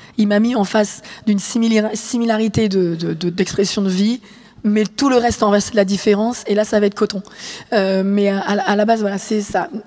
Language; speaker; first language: French; native; French